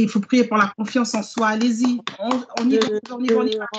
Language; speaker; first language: French; native; French